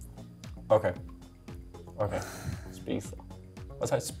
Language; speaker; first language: German; non-native, learner; Danish